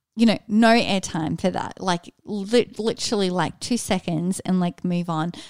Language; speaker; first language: English; native; English